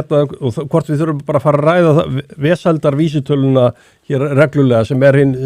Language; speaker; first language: Icelandic; native; Icelandic